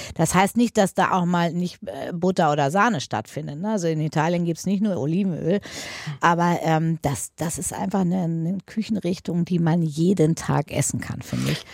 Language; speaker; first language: German; native; German